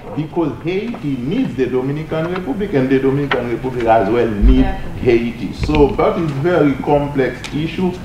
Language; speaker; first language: English; non-native, fluent; Haitian Creole